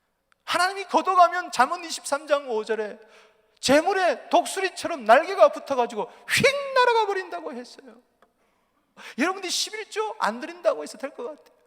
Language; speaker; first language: Korean; native; Korean